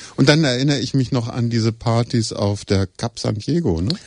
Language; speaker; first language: German; native; German